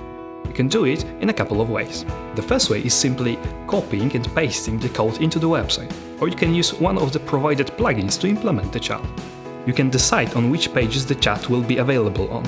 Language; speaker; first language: English; non-native, fluent; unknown